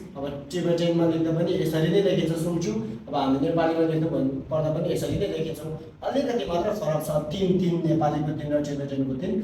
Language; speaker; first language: Nepali; non-native, local second language; Tibetan